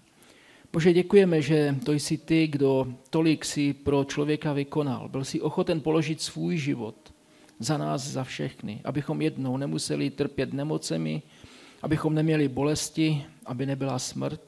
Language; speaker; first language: Czech; native; Czech